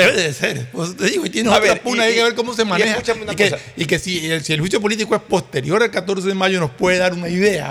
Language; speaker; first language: Spanish; native; Spanish